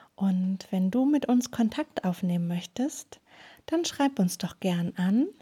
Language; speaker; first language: German; native; German